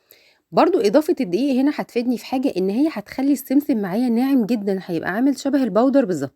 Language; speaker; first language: Arabic; native; Arabic